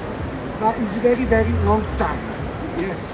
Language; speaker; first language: English; non-native, learner; Italian